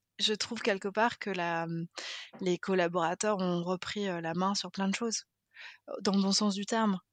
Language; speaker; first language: French; native; French